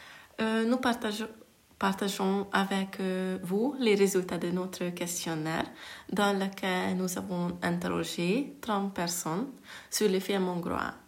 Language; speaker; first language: French; non-native, fluent; Hungarian